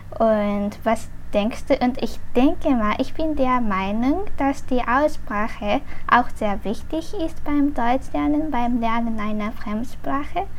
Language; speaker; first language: German; non-native, fluent; Japanese